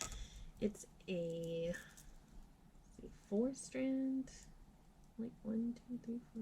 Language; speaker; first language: English; native; English